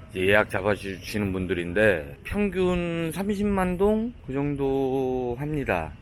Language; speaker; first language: Korean; native; Korean